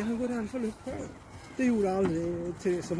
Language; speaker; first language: Swedish; native; Swedish